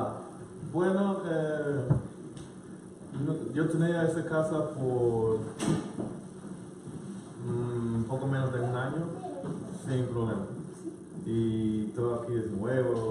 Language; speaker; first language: Spanish; non-native, learner; English